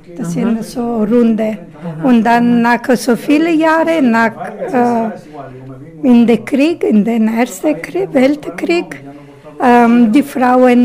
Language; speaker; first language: German; non-native, learner; Italian